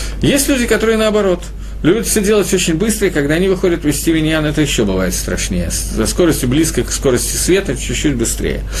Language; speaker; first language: Russian; native; Russian